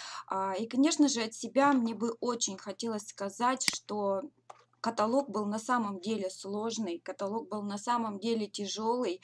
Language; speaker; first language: Russian; native; Russian